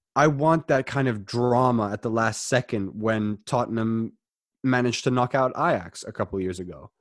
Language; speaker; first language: English; non-native, fluent; German